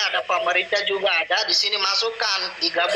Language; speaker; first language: Indonesian; non-native, learner; Rohingya